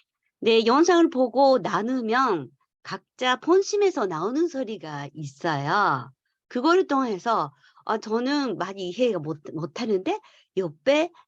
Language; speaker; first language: Korean; non-native, fluent; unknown